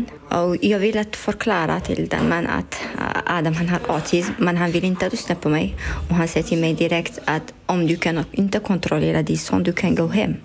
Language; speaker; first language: Swedish; non-native, learner; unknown